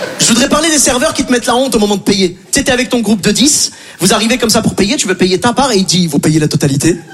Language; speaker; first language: French; native; French